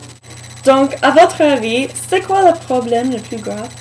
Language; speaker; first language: French; non-native, learner; English